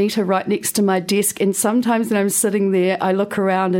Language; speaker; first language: English; native; English